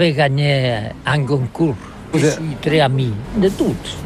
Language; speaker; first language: French; non-native, learner; Catalan